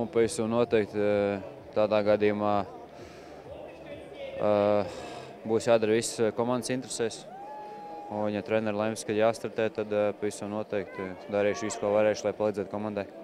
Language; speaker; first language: Latvian; native; Latvian